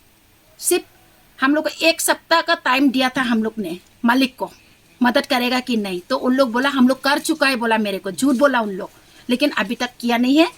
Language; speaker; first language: Hindi; non-native, local second language; Garo